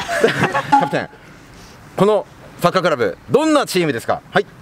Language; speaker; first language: Japanese; native; Japanese